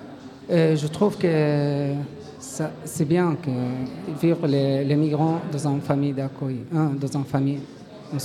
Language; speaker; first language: French; non-native, learner; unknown